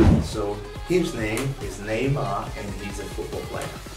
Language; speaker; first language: English; non-native, fluent; Portuguese